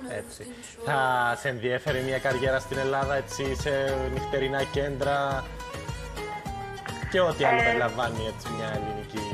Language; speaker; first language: Greek; native; Greek